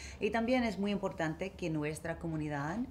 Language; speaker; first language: Spanish; early bilingual, heritage; English